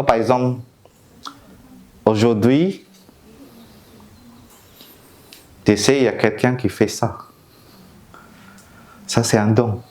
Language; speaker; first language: French; non-native, fluent; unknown